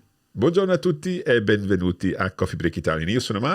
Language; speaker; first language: Italian; non-native, learner; English